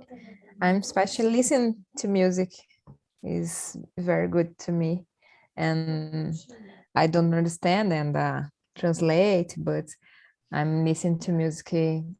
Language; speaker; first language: English; non-native, learner; Portuguese